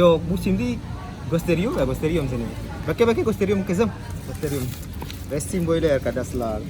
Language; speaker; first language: Turkish; non-native, learner; Indonesian